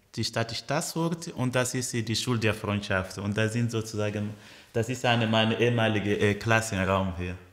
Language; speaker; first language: German; early bilingual, other home language; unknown